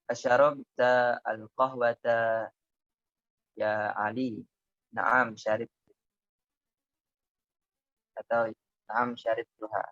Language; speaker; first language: Arabic; non-native, fluent; Indonesian